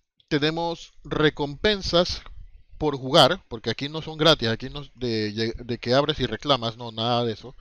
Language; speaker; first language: Spanish; native; Spanish